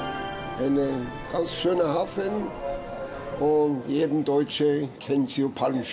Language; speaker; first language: German; non-native, fluent; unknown